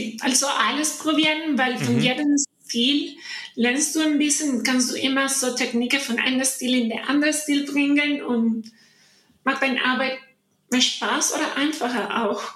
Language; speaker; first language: German; non-native, learner; Spanish